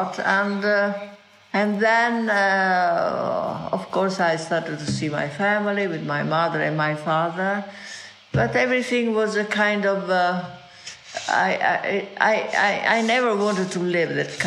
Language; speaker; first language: English; non-native, fluent; Italian